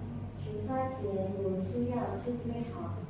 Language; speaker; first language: Chinese; non-native, learner; Indonesian